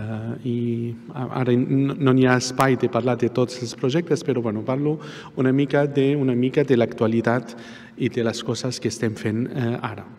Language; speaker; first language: Catalan; non-native, fluent; Arabic